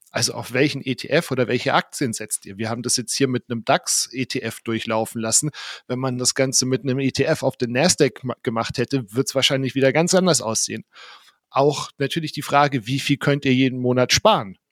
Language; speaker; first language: German; native; German